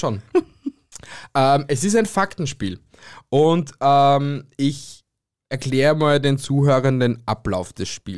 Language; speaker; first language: German; native; German